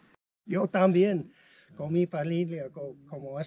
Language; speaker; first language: Spanish; non-native, learner; English